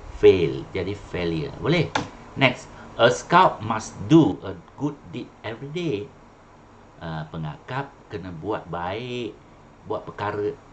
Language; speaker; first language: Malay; non-native, local second language; Chinese